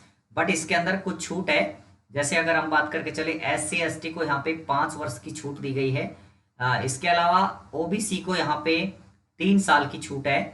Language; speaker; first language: Hindi; native; Hindi